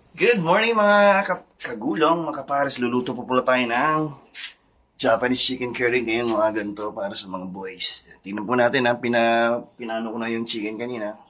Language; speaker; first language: Filipino; native; Filipino